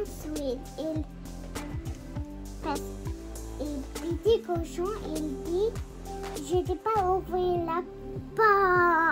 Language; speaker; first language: French; early bilingual, other home language; Bangla